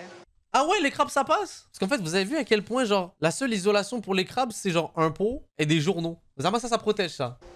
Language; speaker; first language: French; native; French